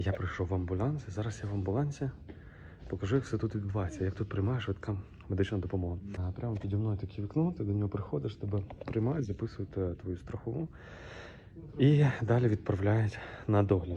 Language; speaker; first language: Ukrainian; native; Ukrainian